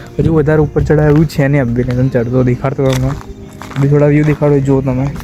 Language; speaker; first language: Gujarati; non-native, local second language; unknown